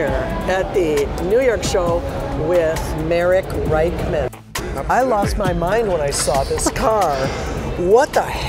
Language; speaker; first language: English; native; English